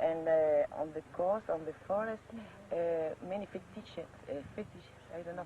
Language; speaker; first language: English; non-native, learner; French